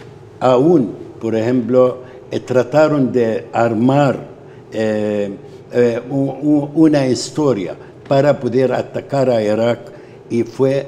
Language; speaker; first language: Spanish; non-native, fluent; Arabic